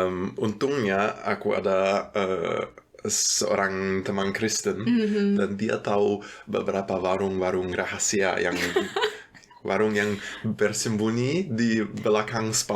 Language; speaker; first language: Indonesian; non-native, fluent; German